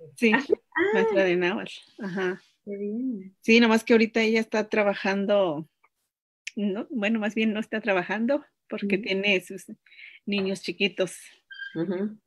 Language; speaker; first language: Spanish; non-native, local second language; Nahuatl languages